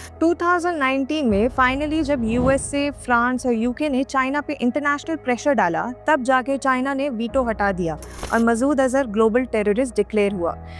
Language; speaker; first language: Hindi; native; Hindi